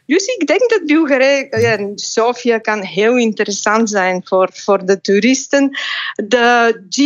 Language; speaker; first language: Dutch; non-native, fluent; Bulgarian